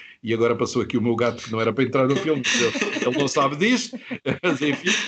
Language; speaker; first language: Portuguese; native; Portuguese